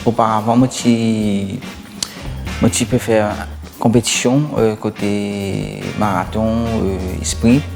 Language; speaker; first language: French; non-native, local second language; Morisyen